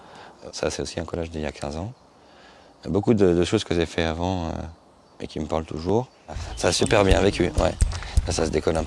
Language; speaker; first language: French; native; French